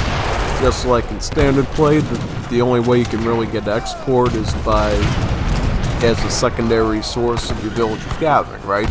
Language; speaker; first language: English; native; English